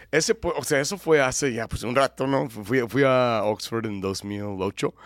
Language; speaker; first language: Spanish; non-native, fluent; English